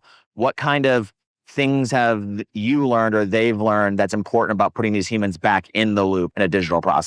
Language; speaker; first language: English; native; English